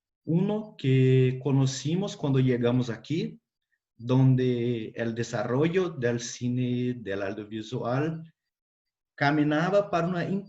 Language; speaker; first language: Spanish; non-native, fluent; Portuguese